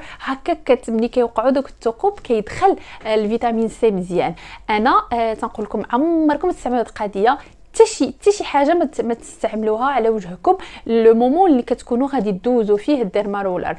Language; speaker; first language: Arabic; native; Arabic